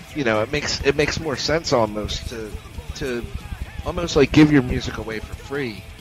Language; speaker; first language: English; native; English